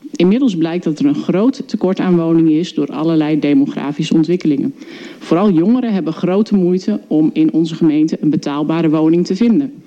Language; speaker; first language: Dutch; native; Dutch